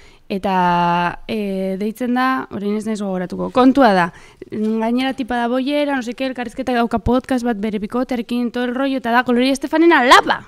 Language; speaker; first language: Basque; native; Basque